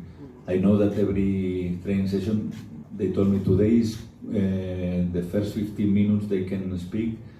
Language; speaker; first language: English; non-native, fluent; Spanish